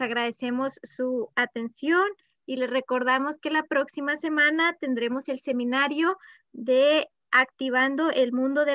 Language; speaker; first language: Spanish; native; Spanish